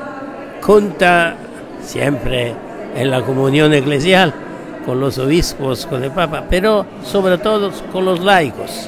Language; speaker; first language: Spanish; non-native, fluent; Italian